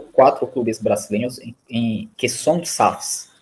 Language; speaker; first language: Spanish; non-native, learner; Portuguese